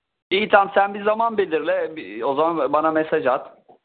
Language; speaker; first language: Turkish; native; Turkish